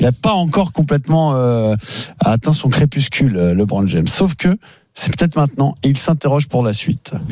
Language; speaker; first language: French; native; French